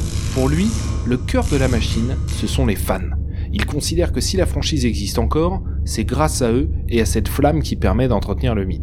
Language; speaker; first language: French; native; French